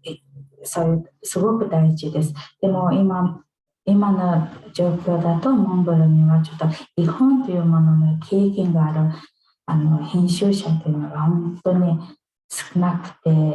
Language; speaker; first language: Japanese; non-native, fluent; Mongolian